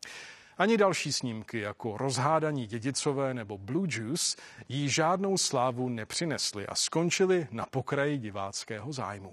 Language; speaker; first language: Czech; native; Czech